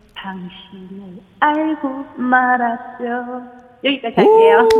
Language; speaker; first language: Korean; native; Korean